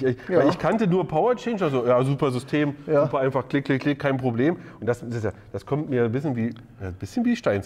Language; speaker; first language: German; native; German